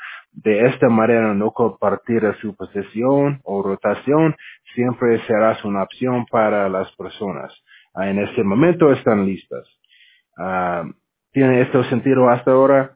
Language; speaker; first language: Spanish; non-native, learner; English